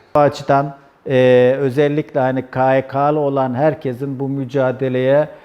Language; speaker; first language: Turkish; native; Turkish